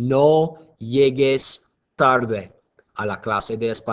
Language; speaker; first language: Spanish; non-native, fluent; English